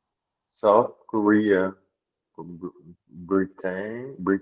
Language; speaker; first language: English; non-native, learner; Portuguese